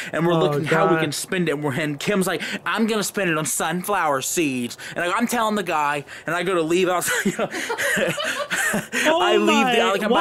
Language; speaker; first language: English; native; English